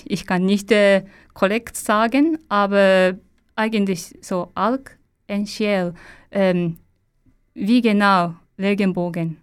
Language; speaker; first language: German; non-native, learner; Japanese